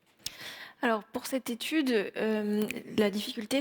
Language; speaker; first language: French; native; French